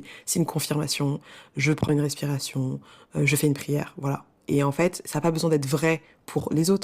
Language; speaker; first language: French; native; French